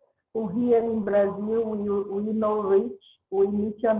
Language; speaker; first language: English; non-native, learner; Portuguese